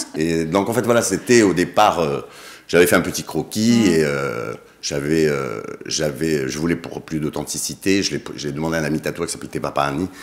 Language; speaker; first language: French; native; French